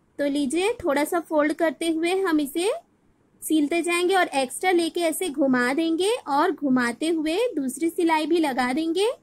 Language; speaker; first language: Hindi; non-native, local second language; Bangla